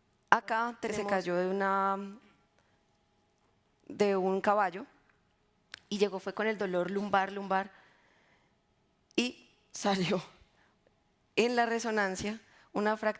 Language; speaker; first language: Spanish; native; Spanish